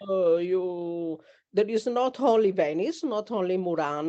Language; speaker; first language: English; non-native, learner; Italian